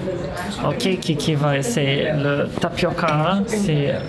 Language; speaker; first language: French; non-native, fluent; Portuguese